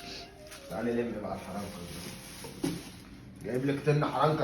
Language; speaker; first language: Arabic; native; Arabic